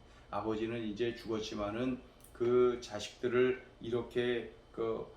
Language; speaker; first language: Korean; native; Korean